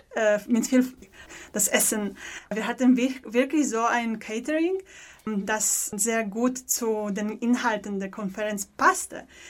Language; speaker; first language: German; non-native, fluent; Polish